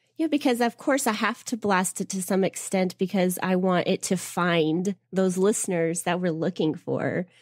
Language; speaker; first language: English; native; English